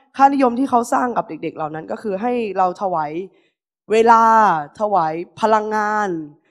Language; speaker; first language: Thai; native; Thai